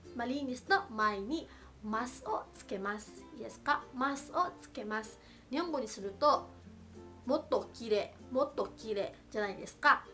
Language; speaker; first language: Japanese; non-native, fluent; Filipino